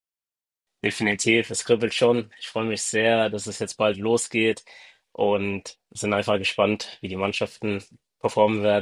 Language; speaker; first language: German; early bilingual, other home language; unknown